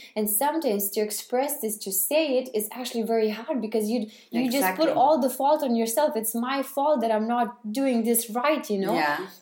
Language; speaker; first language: English; non-native, fluent; Lithuanian